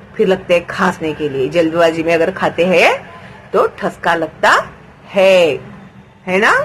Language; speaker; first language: Hindi; non-native, local second language; Marathi